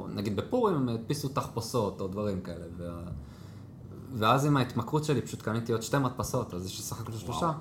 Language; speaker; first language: Hebrew; native; Hebrew